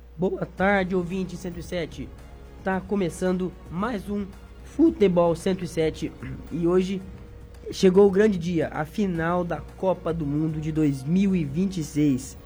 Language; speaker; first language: Portuguese; native; Portuguese